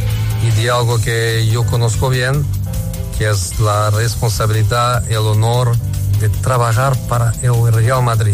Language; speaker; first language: Spanish; non-native, fluent; Portuguese